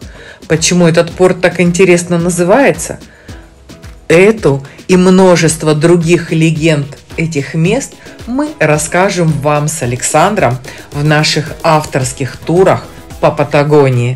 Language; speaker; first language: Russian; native; Russian